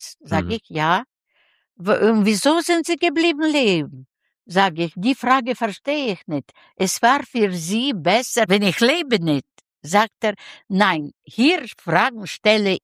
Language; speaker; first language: German; non-native, learner; Russian